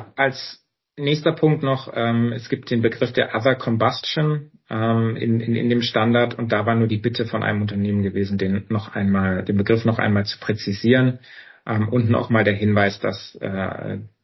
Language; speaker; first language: German; native; German